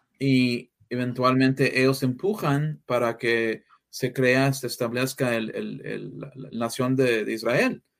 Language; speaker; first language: Spanish; early bilingual, heritage; English